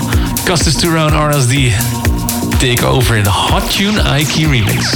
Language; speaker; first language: English; non-native, fluent; Dutch